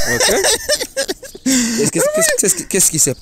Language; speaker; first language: French; non-native, learner; Rundi